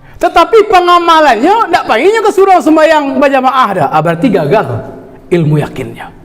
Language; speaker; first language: Malay; non-native, local second language; Minangkabau